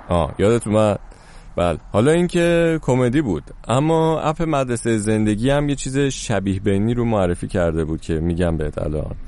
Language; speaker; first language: Persian; native; Persian